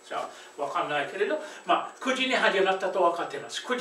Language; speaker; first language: Japanese; non-native, fluent; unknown